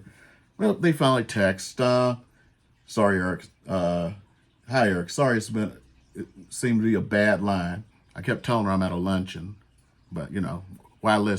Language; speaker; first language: English; native; English